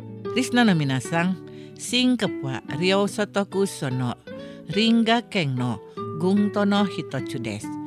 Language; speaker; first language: Japanese; non-native, fluent; Indonesian